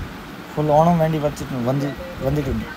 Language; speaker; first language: Malayalam; non-native, local second language; Hindi